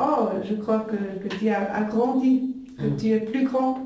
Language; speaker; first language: French; non-native, local second language; German